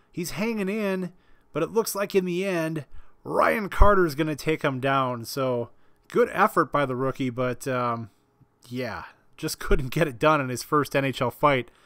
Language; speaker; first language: English; native; English